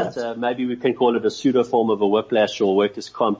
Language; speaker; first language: English; native; English